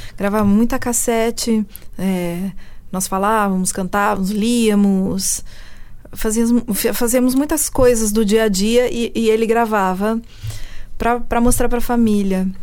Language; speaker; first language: Portuguese; early bilingual, heritage; Portuguese